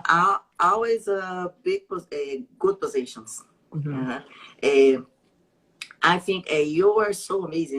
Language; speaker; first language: English; non-native, learner; Portuguese